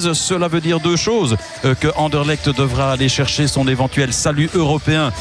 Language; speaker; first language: French; native; French